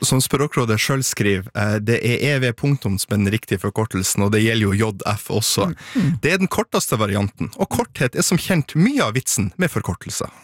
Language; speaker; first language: Norwegian; native; Norwegian